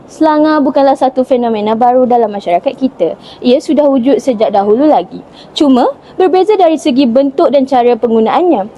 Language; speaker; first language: Malay; native; Malay